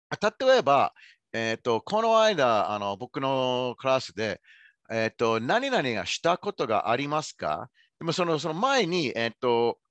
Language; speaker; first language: Japanese; non-native, fluent; English